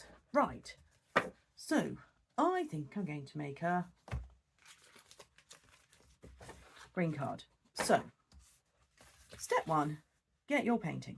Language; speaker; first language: English; native; English